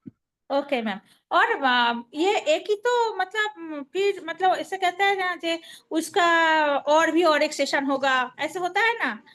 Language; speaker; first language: Hindi; non-native, local second language; Bangla